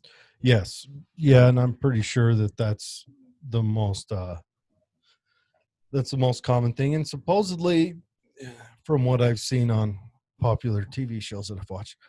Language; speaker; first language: English; native; English